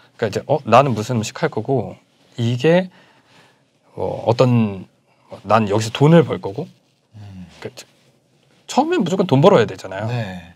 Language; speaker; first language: Korean; native; Korean